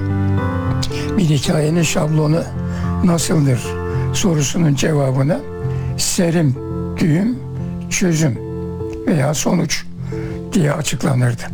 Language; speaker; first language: Turkish; native; Turkish